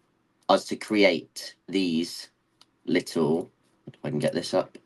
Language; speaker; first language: English; native; English